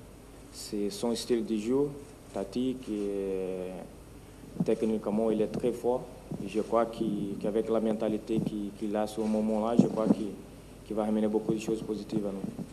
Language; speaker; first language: French; non-native, fluent; Portuguese